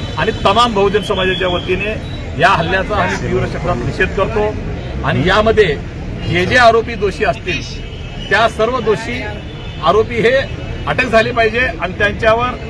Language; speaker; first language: Marathi; native; Marathi